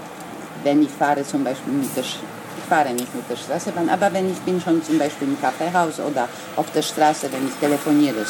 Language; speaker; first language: German; non-native, learner; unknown